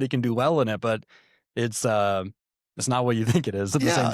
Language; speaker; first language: English; native; English